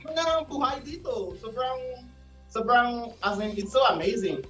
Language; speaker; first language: Filipino; non-native, learner; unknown